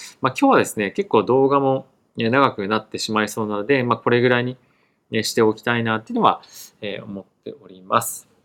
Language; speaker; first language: Japanese; native; Japanese